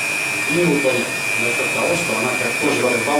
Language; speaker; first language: Russian; native; Russian